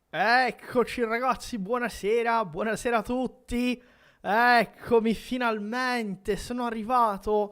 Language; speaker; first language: Italian; non-native, fluent; Portuguese